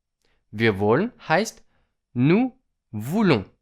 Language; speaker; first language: German; non-native, fluent; French